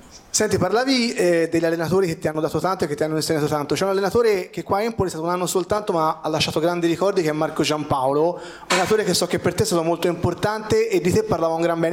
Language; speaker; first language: Italian; native; Italian